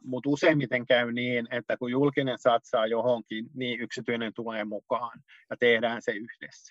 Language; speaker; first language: Finnish; non-native, local second language; Swedish